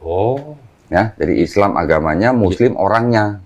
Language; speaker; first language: Indonesian; native; Indonesian